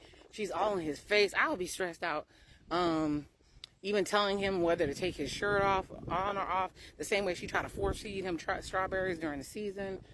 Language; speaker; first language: English; native; English